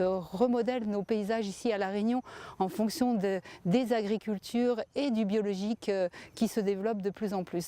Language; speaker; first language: French; native; French